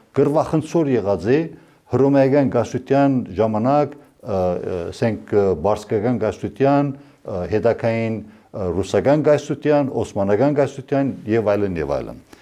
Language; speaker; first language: Armenian; early bilingual, heritage; Armenian